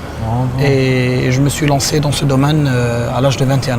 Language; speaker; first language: French; non-native, local second language; Arabic